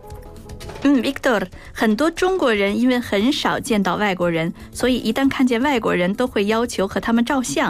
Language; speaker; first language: Chinese; native; Chinese